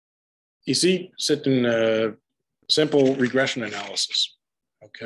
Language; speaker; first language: French; non-native, fluent; English